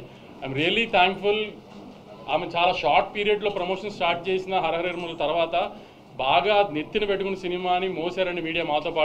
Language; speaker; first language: Telugu; native; Telugu